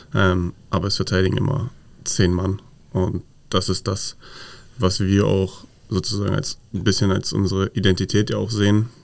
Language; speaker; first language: German; native; German